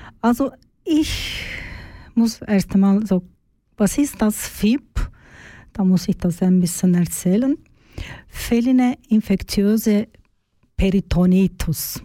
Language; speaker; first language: German; non-native, learner; Turkish